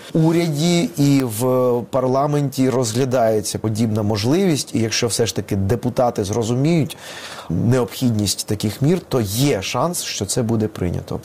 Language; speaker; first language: Ukrainian; non-native, local second language; Russian